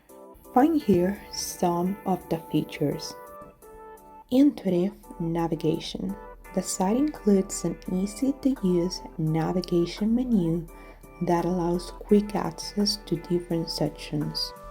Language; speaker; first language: English; non-native, fluent; Spanish